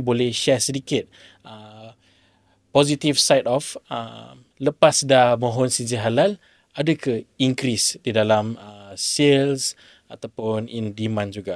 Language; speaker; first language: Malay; native; Malay